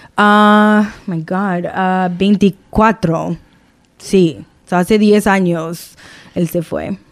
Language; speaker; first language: Spanish; early bilingual, heritage; Spanish